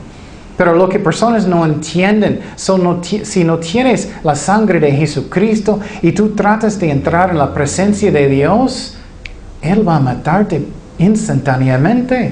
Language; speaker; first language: Spanish; non-native, fluent; English